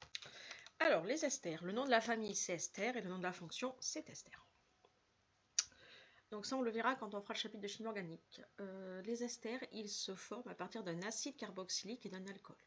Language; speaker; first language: French; native; French